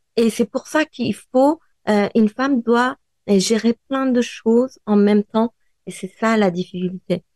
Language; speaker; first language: French; non-native, fluent; Persian